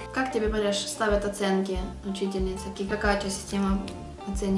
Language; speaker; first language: Russian; native; Russian